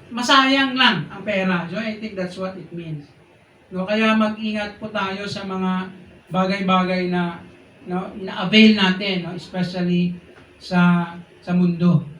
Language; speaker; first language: Filipino; non-native, local second language; Hiligaynon